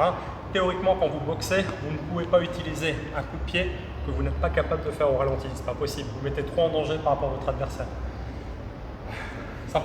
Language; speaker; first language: French; native; French